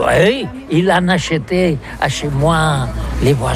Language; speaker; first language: French; non-native, learner; Catalan